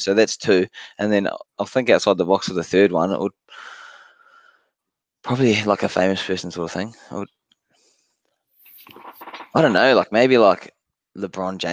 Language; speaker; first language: English; native; English